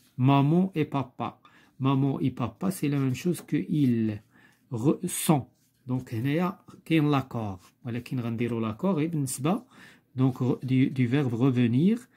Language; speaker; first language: French; non-native, local second language; Arabic